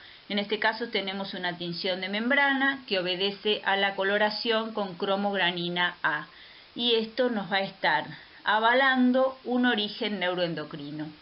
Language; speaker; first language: Spanish; native; Spanish